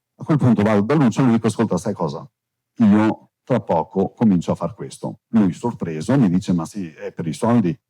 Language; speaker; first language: Italian; non-native, fluent; Turkish